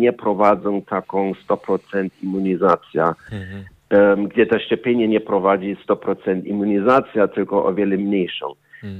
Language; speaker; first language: Polish; non-native, learner; German